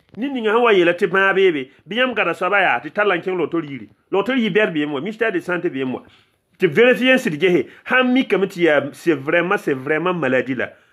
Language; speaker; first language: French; non-native, local second language; Mossi